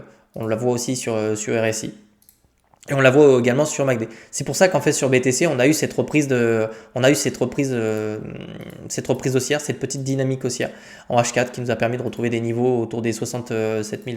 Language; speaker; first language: French; native; French